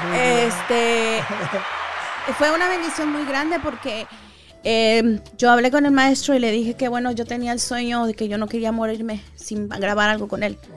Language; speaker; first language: Spanish; native; Spanish